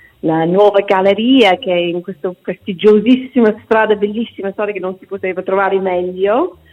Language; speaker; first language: Italian; non-native, fluent; English